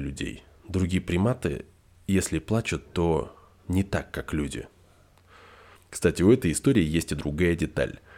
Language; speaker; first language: Russian; native; Russian